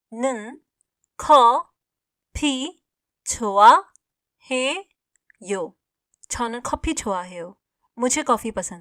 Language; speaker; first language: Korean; non-native, fluent; Hindi